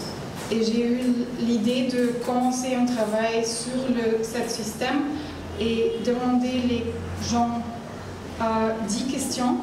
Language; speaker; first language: French; non-native, learner; Arabic